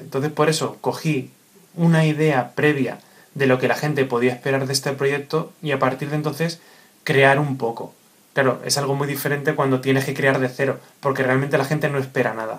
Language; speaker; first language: Spanish; native; Spanish